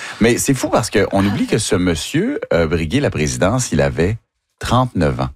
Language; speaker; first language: French; native; French